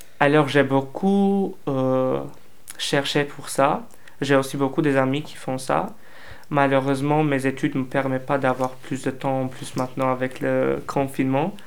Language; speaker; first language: French; non-native, fluent; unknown